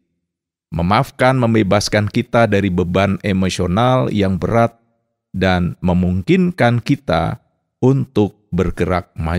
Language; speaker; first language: Indonesian; native; Indonesian